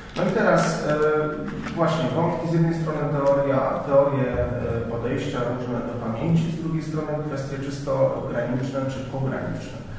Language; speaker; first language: Polish; native; Polish